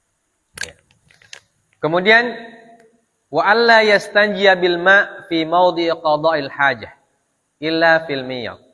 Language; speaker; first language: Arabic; non-native, fluent; Indonesian